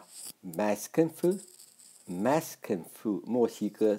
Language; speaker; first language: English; non-native, fluent; Chinese